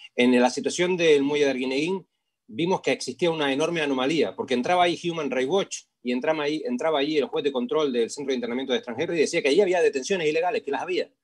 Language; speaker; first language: Spanish; native; Spanish